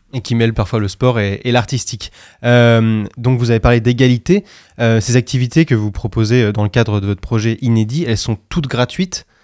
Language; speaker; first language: French; native; French